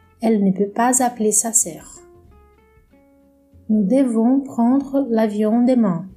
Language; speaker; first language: French; non-native, fluent; Portuguese